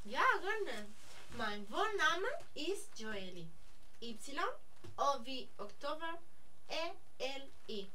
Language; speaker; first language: German; non-native, learner; Spanish